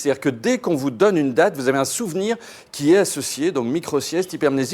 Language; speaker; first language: French; native; French